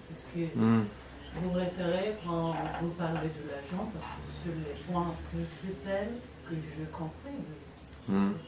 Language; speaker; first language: French; non-native, learner; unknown